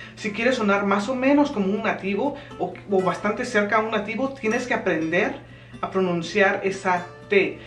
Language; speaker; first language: Spanish; native; Spanish